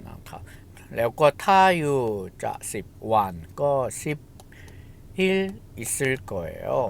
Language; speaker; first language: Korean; non-native, fluent; Thai